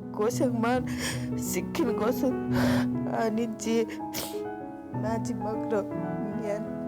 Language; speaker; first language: Korean; non-native, fluent; Nepali